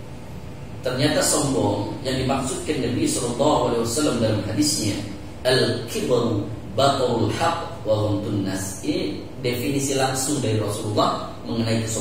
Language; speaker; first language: Indonesian; native; Indonesian